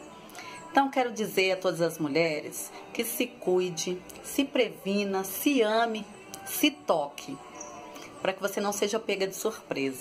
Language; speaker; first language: Portuguese; native; Portuguese